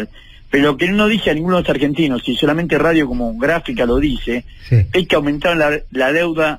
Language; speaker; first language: Spanish; native; Spanish